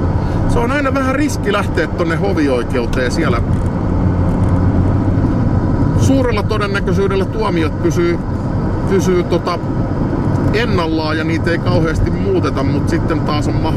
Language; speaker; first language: Finnish; native; Finnish